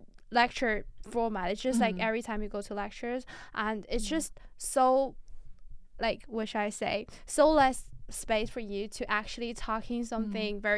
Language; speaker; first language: English; non-native, fluent; Chinese